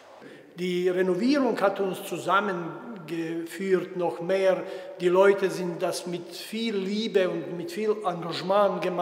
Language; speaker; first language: German; non-native, local second language; Croatian